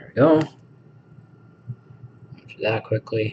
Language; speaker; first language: English; native; English